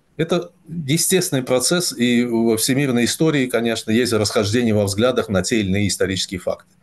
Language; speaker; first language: Russian; non-native, local second language; Azerbaijani